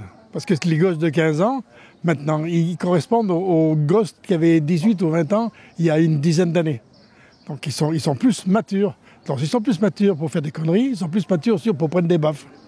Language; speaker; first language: French; native; French